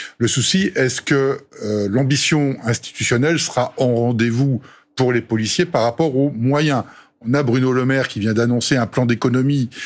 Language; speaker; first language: French; native; French